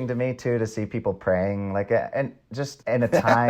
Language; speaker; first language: English; native; English